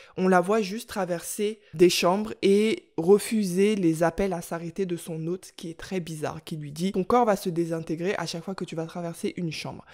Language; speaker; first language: French; native; French